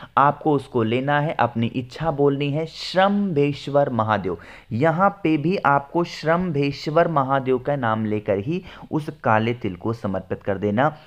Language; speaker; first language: Hindi; native; Hindi